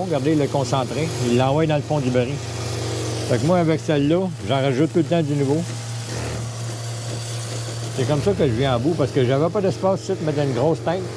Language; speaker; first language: French; native; French